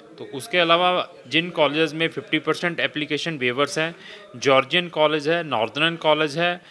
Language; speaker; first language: Hindi; non-native, local second language; Punjabi